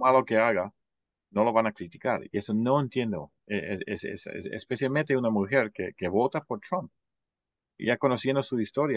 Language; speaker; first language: Spanish; non-native, fluent; English